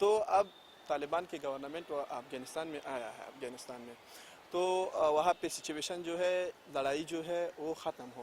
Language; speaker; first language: Hindi; non-native, learner; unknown